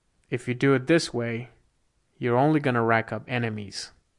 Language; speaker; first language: English; non-native, fluent; Persian